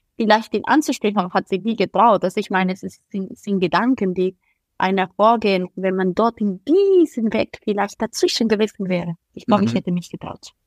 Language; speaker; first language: German; non-native, fluent; Spanish